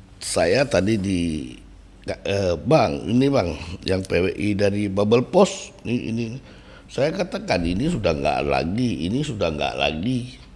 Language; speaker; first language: Indonesian; native; Indonesian